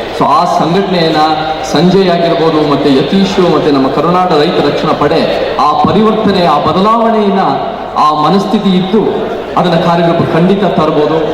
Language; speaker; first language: Kannada; native; Kannada